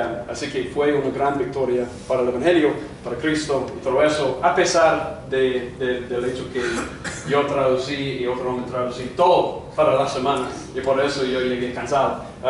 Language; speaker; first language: Spanish; non-native, fluent; English